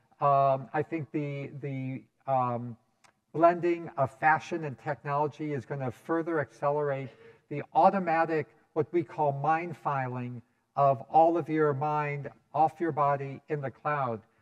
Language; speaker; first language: English; native; English